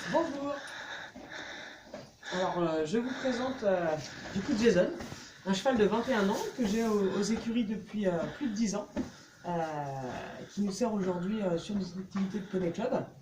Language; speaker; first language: French; native; French